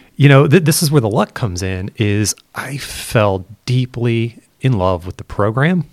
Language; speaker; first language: English; native; English